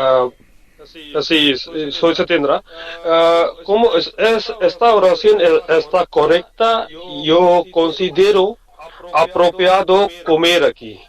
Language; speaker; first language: Spanish; non-native, learner; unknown